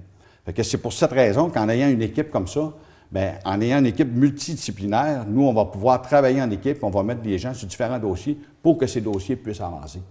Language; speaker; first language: French; native; French